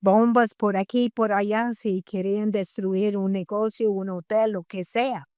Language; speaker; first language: Spanish; non-native, fluent; English